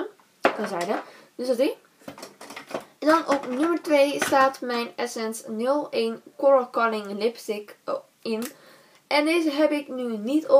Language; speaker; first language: Dutch; native; Dutch